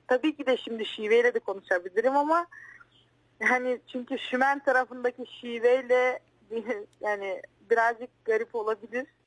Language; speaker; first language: Turkish; native; Turkish